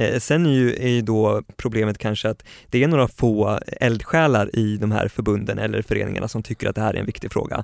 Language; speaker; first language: Swedish; native; Swedish